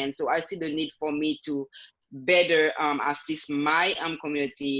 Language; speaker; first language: English; non-native, fluent; Haitian Creole